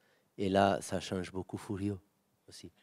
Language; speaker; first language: French; non-native, fluent; Portuguese